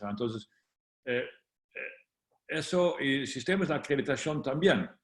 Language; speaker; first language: Spanish; non-native, fluent; Dutch